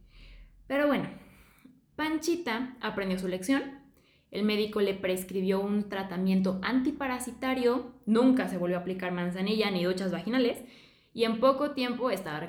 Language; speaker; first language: Spanish; native; Spanish